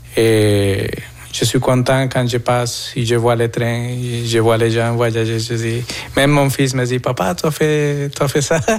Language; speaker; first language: French; non-native, fluent; Spanish